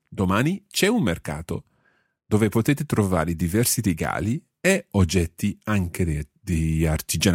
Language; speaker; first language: Italian; non-native, fluent; English